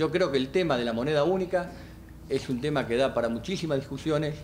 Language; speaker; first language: Spanish; native; Spanish